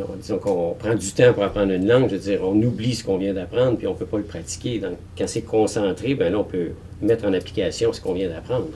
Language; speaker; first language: French; native; French